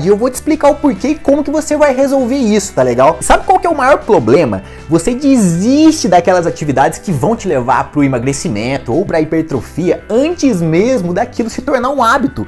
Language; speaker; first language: Portuguese; native; Portuguese